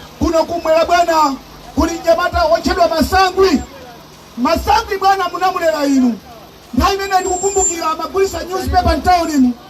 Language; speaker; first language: Nyanja; native; Nyanja